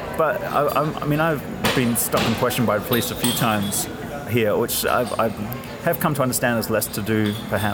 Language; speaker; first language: English; native; English